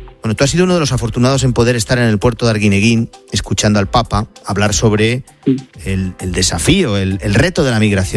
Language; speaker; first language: Spanish; native; Spanish